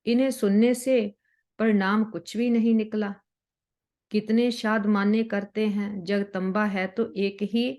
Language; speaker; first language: Hindi; non-native, local second language; Punjabi